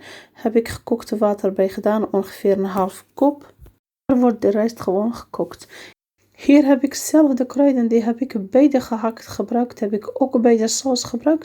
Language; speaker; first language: Dutch; non-native, learner; Arabic